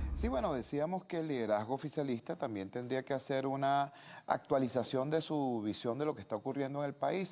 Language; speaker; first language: Spanish; native; Spanish